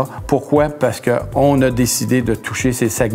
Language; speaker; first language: French; native; French